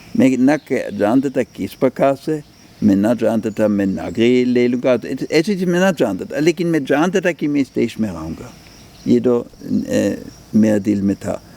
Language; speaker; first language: Hindi; non-native, fluent; German